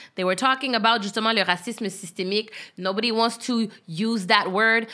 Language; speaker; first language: English; native; English